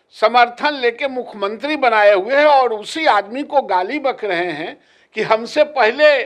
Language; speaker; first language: Hindi; native; Hindi